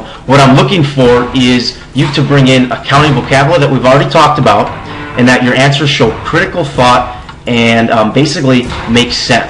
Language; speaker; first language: English; native; English